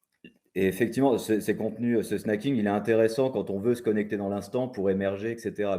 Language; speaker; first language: French; native; French